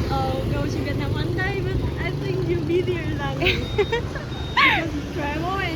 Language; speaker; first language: English; non-native, fluent; Vietnamese